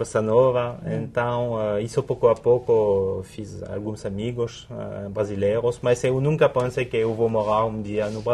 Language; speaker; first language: Portuguese; non-native, fluent; French